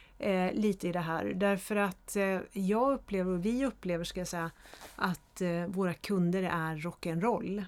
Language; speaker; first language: Swedish; native; Swedish